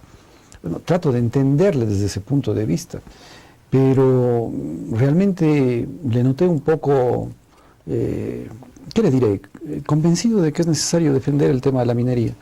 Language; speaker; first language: Spanish; native; Spanish